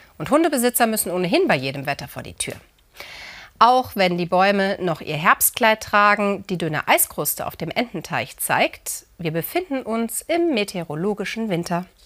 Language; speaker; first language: German; native; German